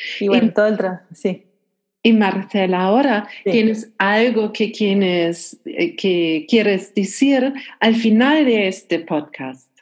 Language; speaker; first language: Spanish; non-native, learner; German